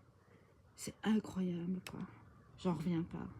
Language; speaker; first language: French; native; French